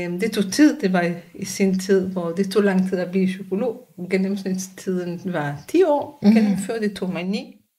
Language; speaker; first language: Danish; non-native, fluent; Hebrew